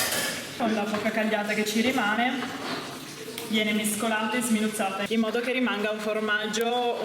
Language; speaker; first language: Italian; native; Italian